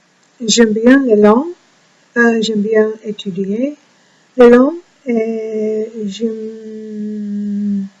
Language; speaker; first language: French; non-native, learner; English